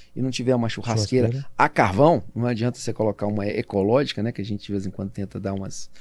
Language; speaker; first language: Portuguese; native; Portuguese